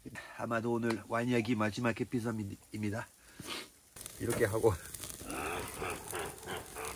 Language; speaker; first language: Korean; non-native, learner; French